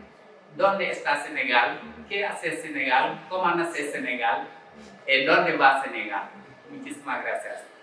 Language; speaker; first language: Spanish; non-native, learner; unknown